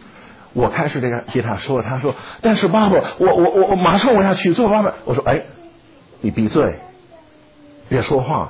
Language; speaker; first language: Chinese; non-native, fluent; English